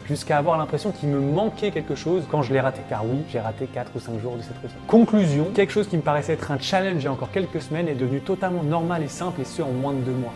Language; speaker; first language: French; native; French